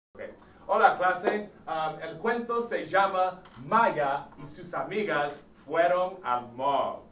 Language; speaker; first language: Spanish; non-native, fluent; English